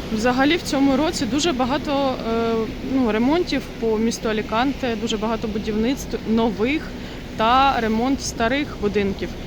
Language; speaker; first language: Ukrainian; non-native, local second language; Russian